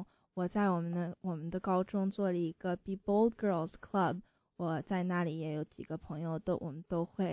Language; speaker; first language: Chinese; early bilingual, heritage; Chinese